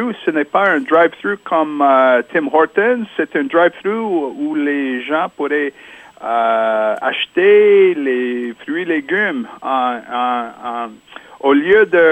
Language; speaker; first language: French; non-native, local second language; English